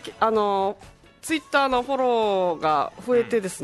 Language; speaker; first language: Japanese; native; Japanese